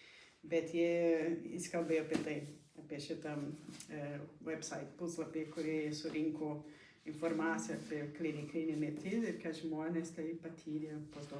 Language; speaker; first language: Lithuanian; non-native, learner; Portuguese